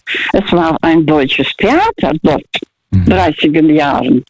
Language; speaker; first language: German; early bilingual, heritage; Russian